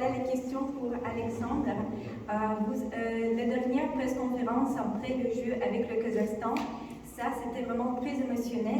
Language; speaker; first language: French; non-native, fluent; Ukrainian